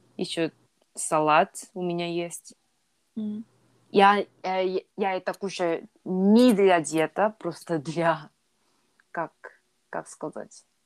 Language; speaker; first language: Russian; non-native, learner; Korean